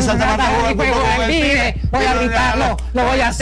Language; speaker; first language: Spanish; native; Spanish